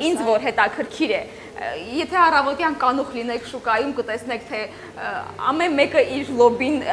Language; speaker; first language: Armenian; native; Armenian